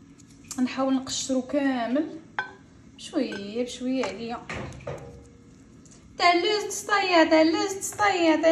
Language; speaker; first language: Arabic; native; Arabic